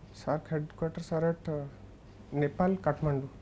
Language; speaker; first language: English; non-native, local second language; Odia